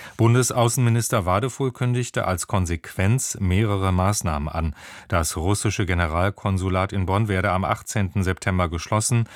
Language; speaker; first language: German; native; German